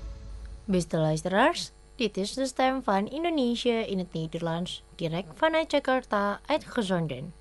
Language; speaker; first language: Dutch; non-native, fluent; Indonesian